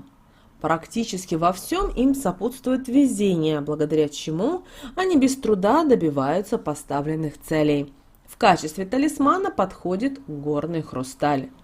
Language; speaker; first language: Russian; native; Russian